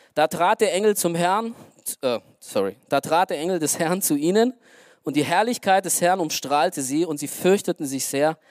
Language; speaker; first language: German; early bilingual, other home language; Romanian